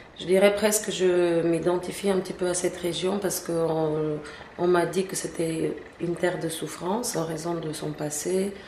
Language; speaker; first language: French; non-native, fluent; Bulgarian